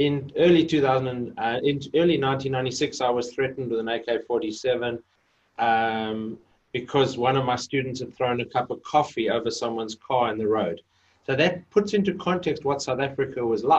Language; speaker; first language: English; native; English